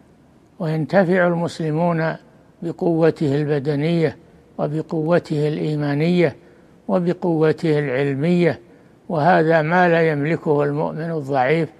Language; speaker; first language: Arabic; native; Arabic